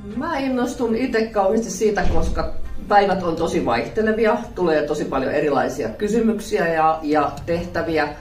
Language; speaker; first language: Finnish; native; Finnish